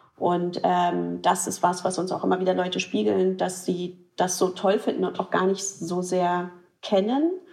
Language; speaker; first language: German; native; German